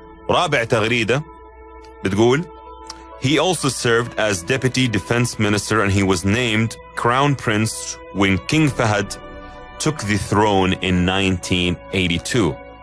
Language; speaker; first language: English; non-native, fluent; Arabic